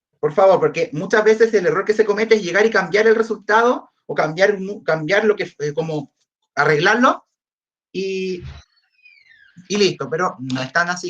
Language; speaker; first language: Spanish; native; Spanish